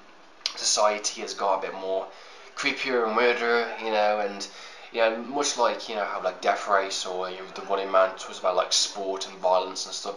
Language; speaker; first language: English; native; English